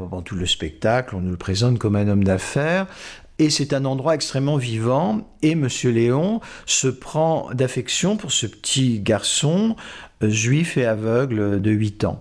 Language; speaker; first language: French; native; French